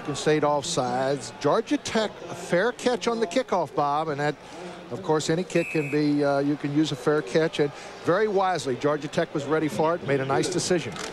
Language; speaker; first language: English; native; English